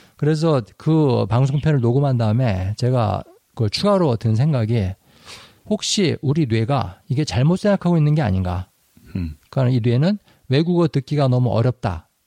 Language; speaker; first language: Korean; native; Korean